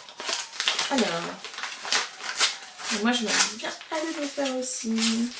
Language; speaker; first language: French; native; French